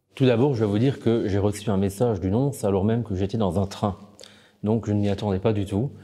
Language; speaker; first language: French; native; French